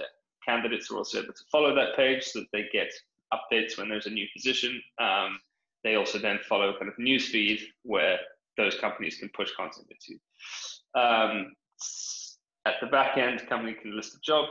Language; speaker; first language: English; native; English